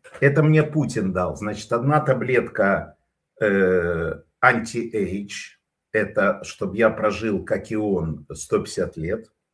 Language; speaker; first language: Russian; native; Russian